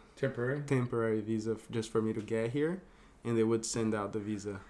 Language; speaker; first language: English; non-native, fluent; Portuguese